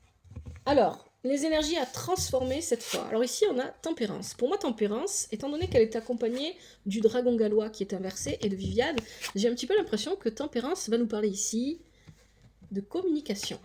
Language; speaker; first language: French; native; French